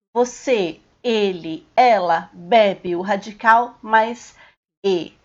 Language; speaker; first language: Portuguese; native; Portuguese